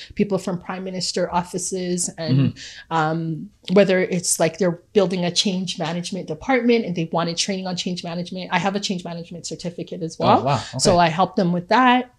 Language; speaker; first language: English; early bilingual, other home language; Akan